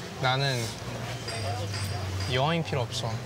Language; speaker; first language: Korean; early bilingual, heritage; English